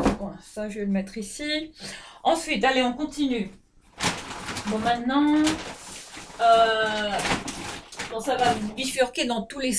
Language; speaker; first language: French; native; French